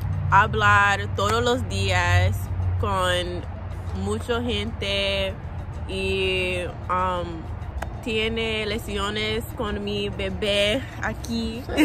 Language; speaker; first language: Spanish; non-native, learner; English